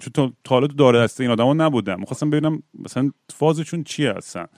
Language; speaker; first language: Persian; native; Persian